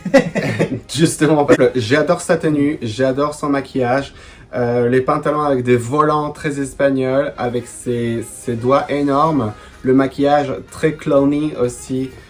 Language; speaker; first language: French; non-native, fluent; Spanish